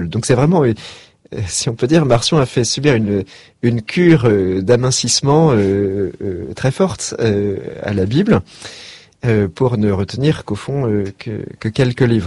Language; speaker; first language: French; native; French